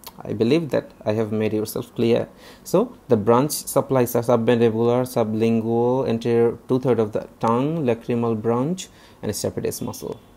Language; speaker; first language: English; non-native, local second language; Bangla